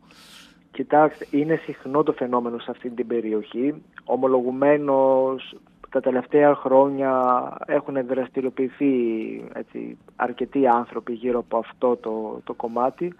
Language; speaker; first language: Greek; native; Greek